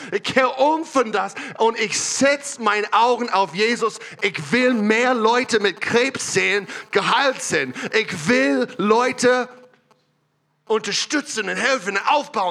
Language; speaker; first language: German; non-native, learner; English